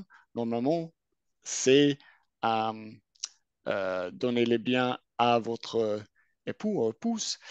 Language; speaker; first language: French; non-native, fluent; English